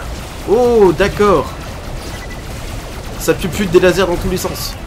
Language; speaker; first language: French; native; French